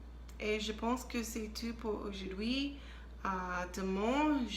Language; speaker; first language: French; non-native, learner; English